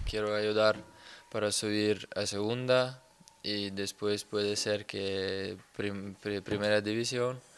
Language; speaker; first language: Spanish; non-native, learner; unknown